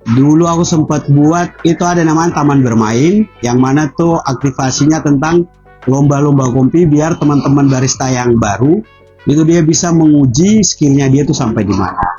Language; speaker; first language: Indonesian; native; Indonesian